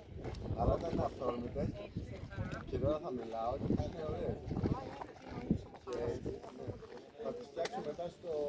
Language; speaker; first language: Greek; non-native, fluent; Filipino